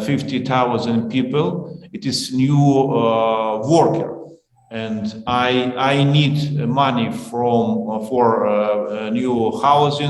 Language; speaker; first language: English; non-native, learner; Ukrainian